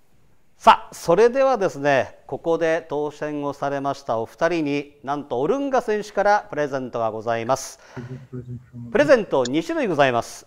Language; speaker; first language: Japanese; native; Japanese